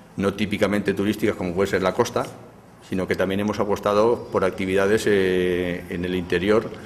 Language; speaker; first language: Spanish; native; Spanish